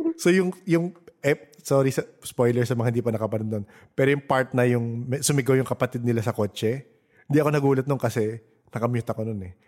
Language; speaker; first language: Filipino; native; Filipino